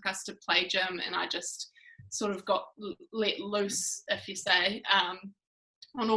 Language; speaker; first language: English; native; English